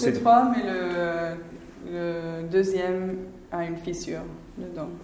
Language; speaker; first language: French; non-native, fluent; Spanish